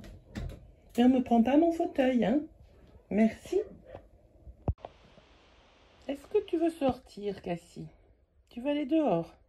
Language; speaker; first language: French; native; French